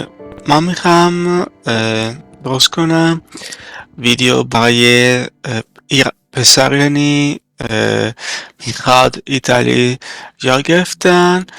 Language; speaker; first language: Persian; non-native, learner; Italian